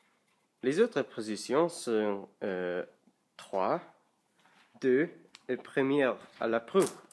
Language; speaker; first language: French; non-native, learner; English